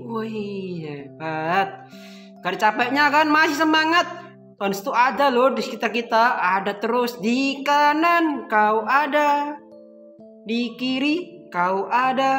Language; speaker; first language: Indonesian; native; Indonesian